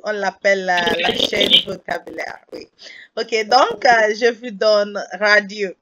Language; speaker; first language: French; non-native, fluent; English